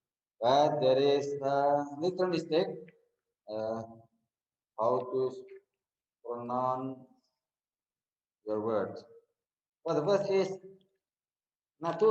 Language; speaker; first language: English; non-native, learner; Indonesian